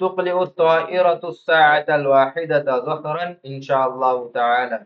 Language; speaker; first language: Arabic; non-native, learner; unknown